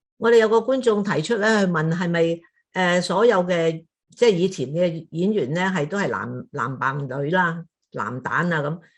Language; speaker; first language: Cantonese; native; Cantonese